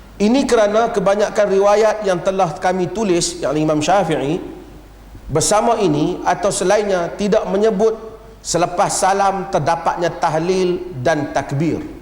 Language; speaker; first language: Malay; native; Malay